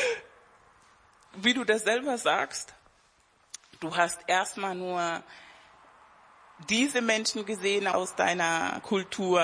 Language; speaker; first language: German; non-native, fluent; Spanish